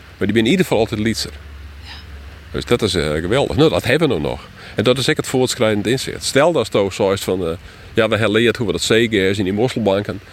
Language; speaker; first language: Dutch; non-native, local second language; Western Frisian